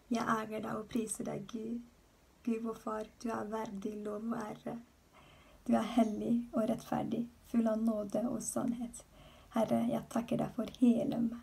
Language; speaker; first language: Norwegian; non-native, fluent; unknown